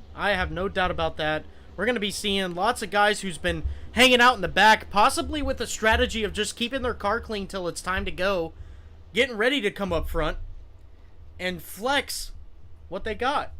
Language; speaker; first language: English; native; English